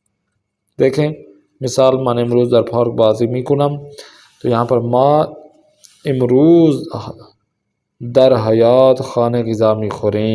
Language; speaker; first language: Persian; non-native, fluent; Urdu